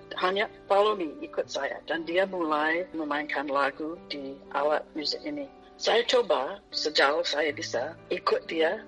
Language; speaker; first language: Indonesian; non-native, fluent; English